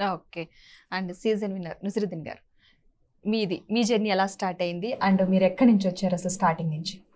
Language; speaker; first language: Telugu; native; Telugu